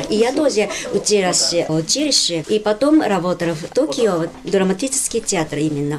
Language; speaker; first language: Russian; non-native, learner; Japanese